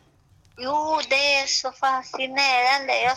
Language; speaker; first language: Swedish; non-native, learner; Spanish